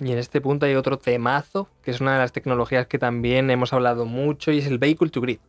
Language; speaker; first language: Spanish; native; Spanish